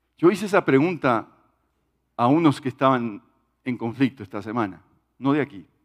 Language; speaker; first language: Spanish; native; Spanish